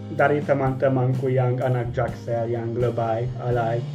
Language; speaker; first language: Indonesian; non-native, fluent; Hungarian